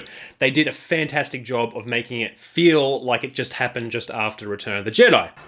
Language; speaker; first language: English; native; English